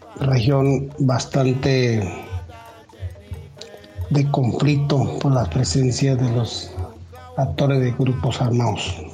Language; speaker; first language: Spanish; non-native, local second language; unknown